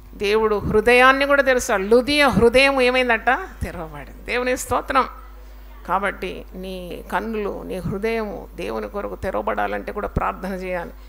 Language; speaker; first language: Telugu; native; Telugu